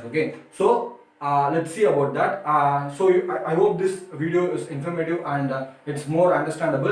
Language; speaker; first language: English; non-native, local second language; Tamil